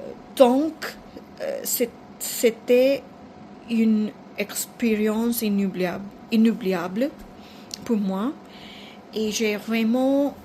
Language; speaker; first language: French; non-native, fluent; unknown